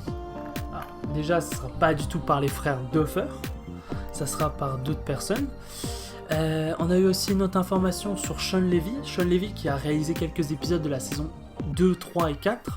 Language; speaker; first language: French; native; French